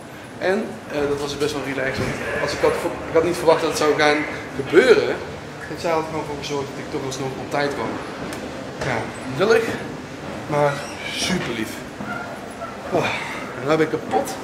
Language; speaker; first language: Dutch; native; Dutch